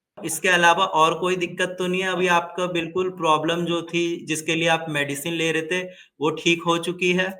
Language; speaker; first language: Hindi; native; Hindi